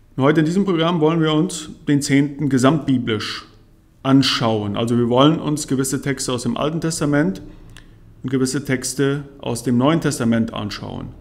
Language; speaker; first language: German; early bilingual, heritage; German